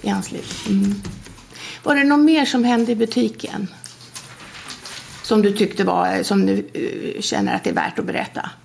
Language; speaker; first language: Swedish; native; Swedish